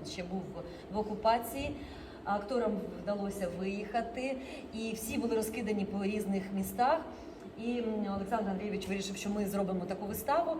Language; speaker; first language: Ukrainian; non-native, local second language; Russian